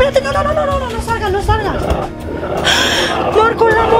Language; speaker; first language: Spanish; native; Spanish